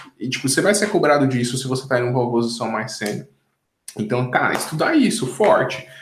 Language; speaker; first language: Portuguese; native; Portuguese